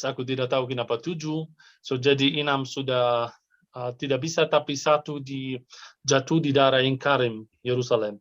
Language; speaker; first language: Indonesian; non-native, fluent; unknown